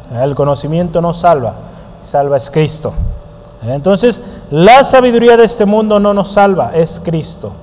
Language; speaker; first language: Spanish; native; Spanish